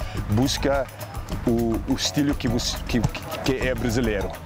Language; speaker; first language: Portuguese; non-native, learner; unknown